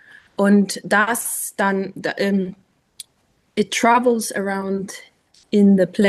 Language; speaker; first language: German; non-native, learner; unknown